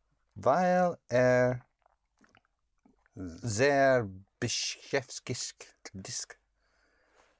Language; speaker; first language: German; non-native, learner; English